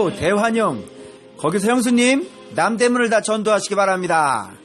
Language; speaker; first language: Korean; native; Korean